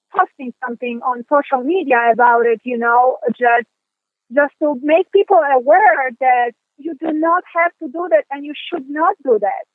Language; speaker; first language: English; non-native, fluent; Polish